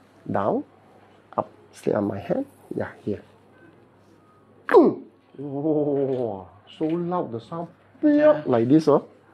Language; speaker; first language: English; non-native, local second language; Cantonese